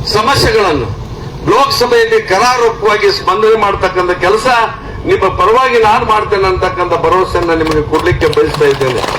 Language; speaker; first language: Kannada; native; Kannada